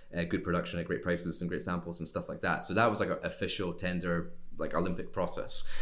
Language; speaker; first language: English; native; English